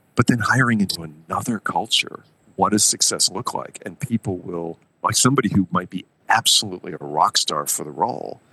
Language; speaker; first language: English; native; English